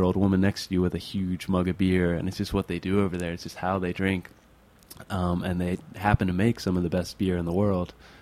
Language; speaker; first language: English; native; English